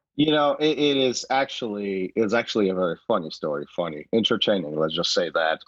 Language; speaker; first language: English; non-native, fluent; Polish